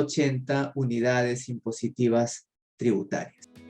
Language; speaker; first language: Spanish; native; Spanish